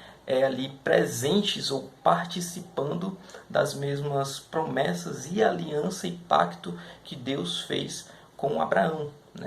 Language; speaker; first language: Portuguese; native; Portuguese